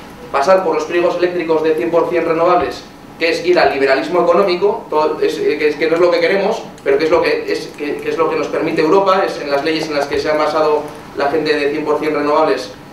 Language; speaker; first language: Spanish; native; Spanish